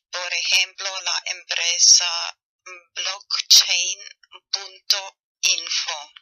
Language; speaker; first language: Spanish; non-native, fluent; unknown